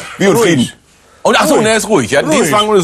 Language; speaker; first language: German; native; German